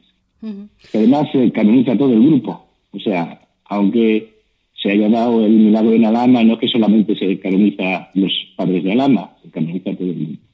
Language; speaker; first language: Spanish; native; Spanish